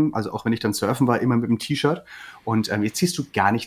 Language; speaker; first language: German; native; German